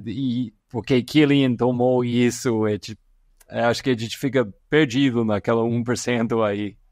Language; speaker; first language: Portuguese; non-native, fluent; English